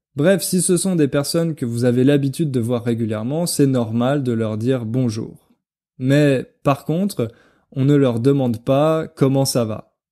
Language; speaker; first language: French; native; French